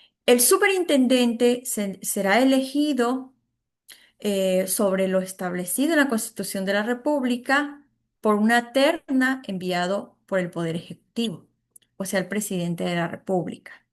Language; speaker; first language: Spanish; native; Spanish